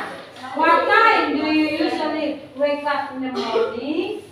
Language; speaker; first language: English; non-native, learner; Indonesian